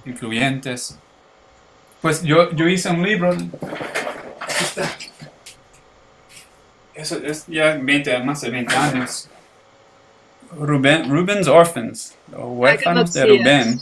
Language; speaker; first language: Spanish; early bilingual, heritage; English